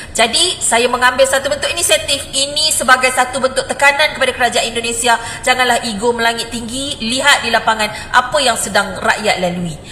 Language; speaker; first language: Malay; native; Malay